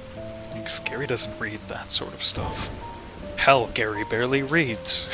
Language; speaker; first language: English; native; English